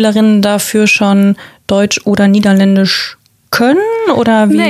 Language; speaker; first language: German; native; German